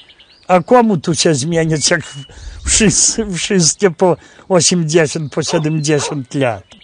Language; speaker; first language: Polish; non-native, local second language; Belarusian